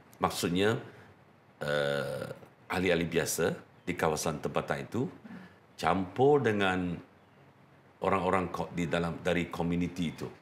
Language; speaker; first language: Malay; non-native, local second language; Chinese